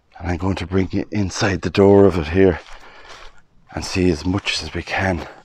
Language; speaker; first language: English; native; English